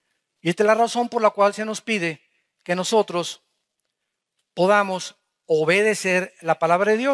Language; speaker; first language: Spanish; native; Spanish